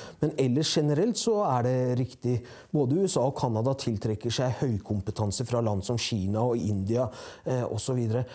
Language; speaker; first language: Norwegian; early bilingual, other home language; Persian